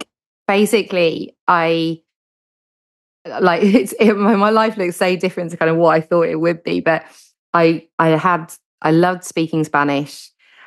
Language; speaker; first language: English; native; English